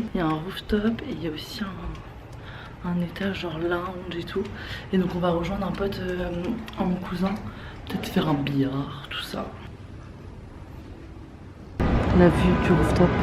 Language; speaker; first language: French; native; French